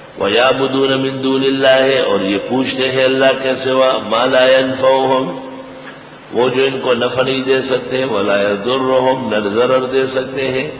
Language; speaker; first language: Urdu; non-native, local second language; Pashto